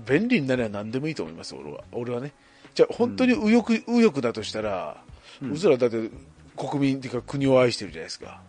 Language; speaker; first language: Japanese; native; Japanese